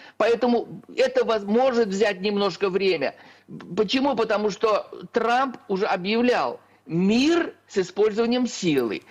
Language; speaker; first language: Russian; native; Russian